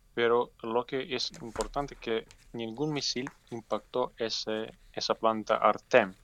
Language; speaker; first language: Spanish; non-native, fluent; Ukrainian